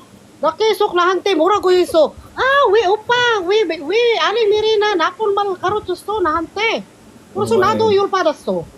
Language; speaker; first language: Korean; non-native, learner; Filipino